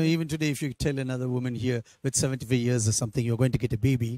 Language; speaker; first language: English; non-native, local second language; Tamil